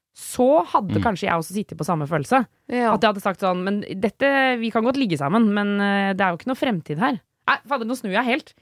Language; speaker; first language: Norwegian; native; Norwegian